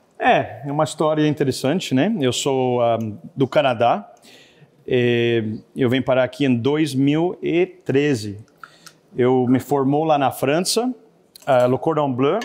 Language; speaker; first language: Portuguese; non-native, fluent; French